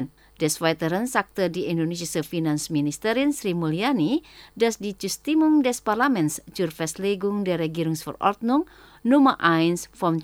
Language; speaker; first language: German; non-native, fluent; Indonesian